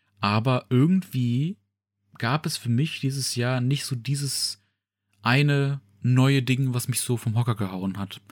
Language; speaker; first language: German; native; German